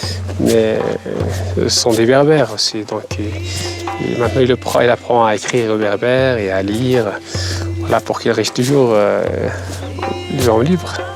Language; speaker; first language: French; non-native, local second language; Berber languages